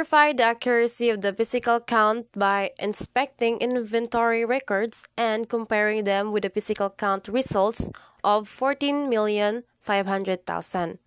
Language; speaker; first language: English; non-native, local second language; Cebuano